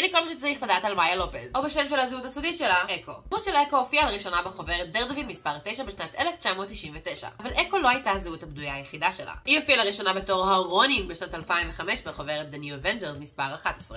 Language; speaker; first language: Hebrew; native; Hebrew